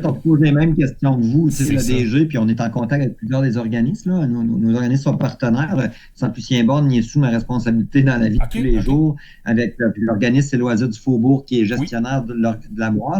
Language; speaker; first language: French; native; French